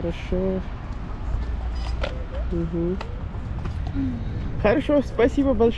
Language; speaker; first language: Russian; non-native, learner; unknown